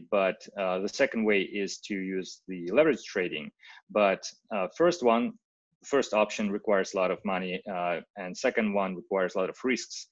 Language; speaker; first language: English; non-native, fluent; Russian